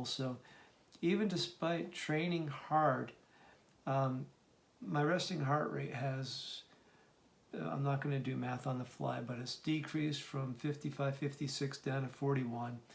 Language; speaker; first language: English; native; English